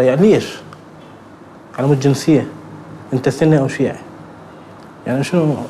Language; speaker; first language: Arabic; native; Arabic